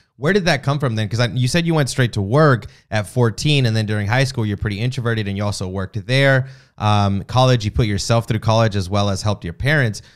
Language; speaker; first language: English; native; English